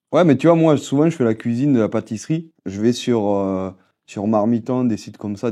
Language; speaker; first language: French; native; French